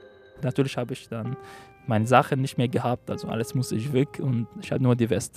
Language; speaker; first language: German; non-native, learner; Arabic